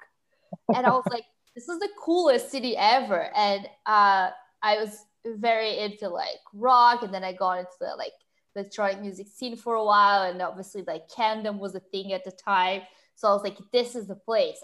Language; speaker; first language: English; non-native, fluent; Portuguese